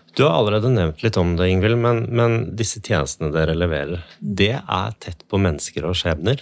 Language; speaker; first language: Norwegian; native; Norwegian